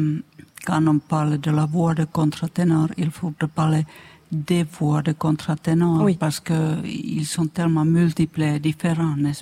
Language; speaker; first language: French; non-native, fluent; Finnish